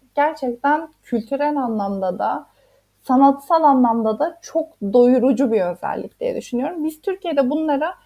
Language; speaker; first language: Turkish; native; Turkish